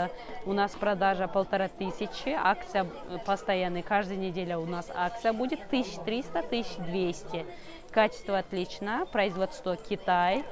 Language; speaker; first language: Russian; non-native, learner; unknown